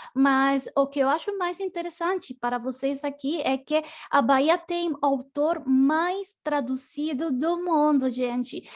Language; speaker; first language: Portuguese; non-native, learner; Spanish